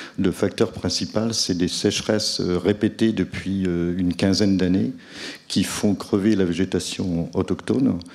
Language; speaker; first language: French; native; French